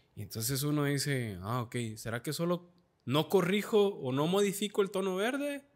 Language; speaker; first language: Spanish; native; Spanish